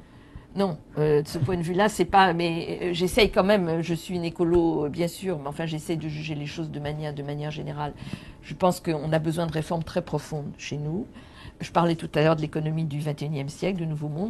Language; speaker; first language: French; native; French